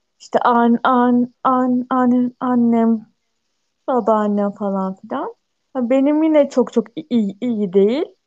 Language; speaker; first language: Turkish; native; Turkish